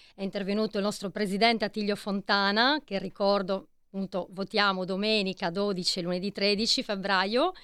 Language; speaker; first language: Italian; native; Italian